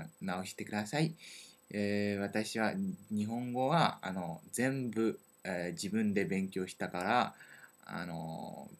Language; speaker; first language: Japanese; non-native, learner; French